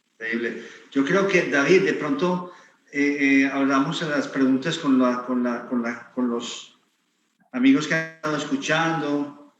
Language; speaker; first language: Spanish; native; Spanish